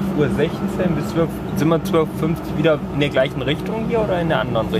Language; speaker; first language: German; non-native, learner; Dutch